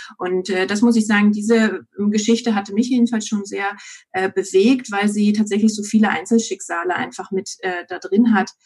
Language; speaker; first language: German; native; German